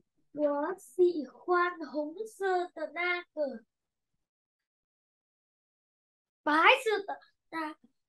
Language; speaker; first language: Chinese; non-native, learner; Vietnamese